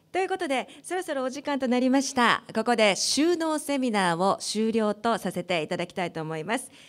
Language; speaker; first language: Japanese; native; Japanese